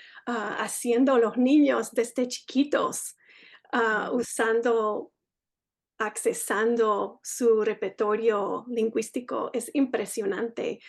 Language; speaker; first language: Spanish; early bilingual, heritage; Spanish